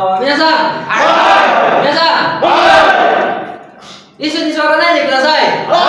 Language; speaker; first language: Japanese; non-native, fluent; Indonesian